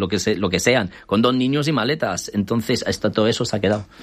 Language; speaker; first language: Spanish; native; Spanish